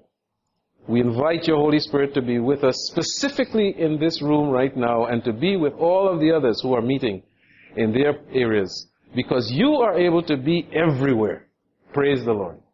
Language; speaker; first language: English; native; English